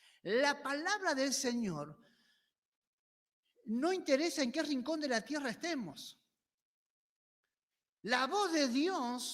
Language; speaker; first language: Spanish; native; Spanish